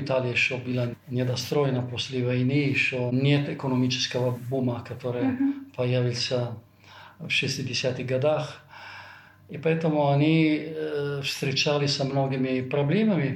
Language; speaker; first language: Russian; non-native, fluent; Italian